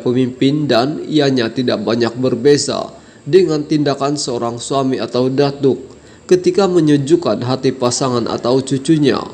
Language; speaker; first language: Malay; native; Malay